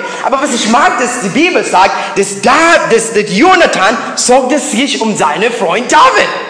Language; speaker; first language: German; non-native, learner; English